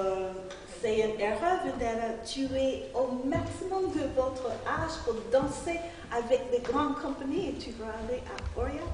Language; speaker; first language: French; non-native, learner; English